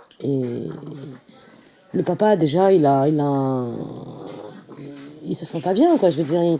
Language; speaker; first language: French; native; French